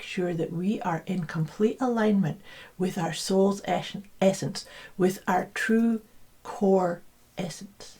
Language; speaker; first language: English; native; English